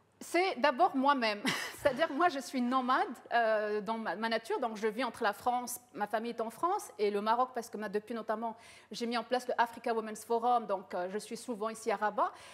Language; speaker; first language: French; early bilingual, other home language; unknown